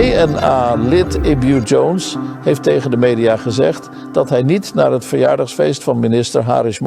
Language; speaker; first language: Dutch; native; Dutch